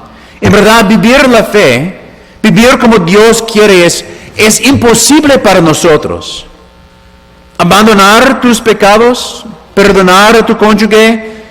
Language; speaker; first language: Spanish; non-native, fluent; English